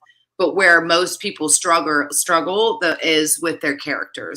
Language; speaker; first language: English; native; English